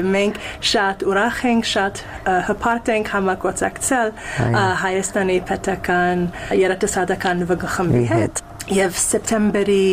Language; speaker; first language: Armenian; non-native, fluent; English